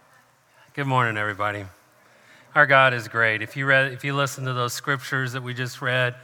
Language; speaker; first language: English; native; English